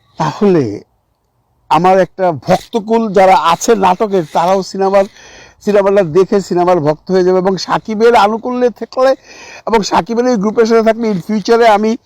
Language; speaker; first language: Bangla; native; Bangla